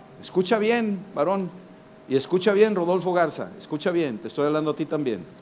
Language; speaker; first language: Spanish; native; Spanish